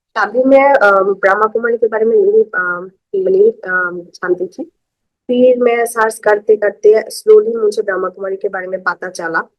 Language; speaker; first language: Hindi; non-native, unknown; Bangla